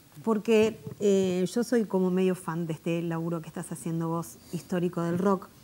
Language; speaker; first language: Spanish; native; Spanish